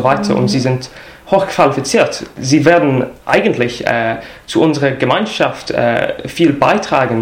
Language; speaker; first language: German; non-native, fluent; English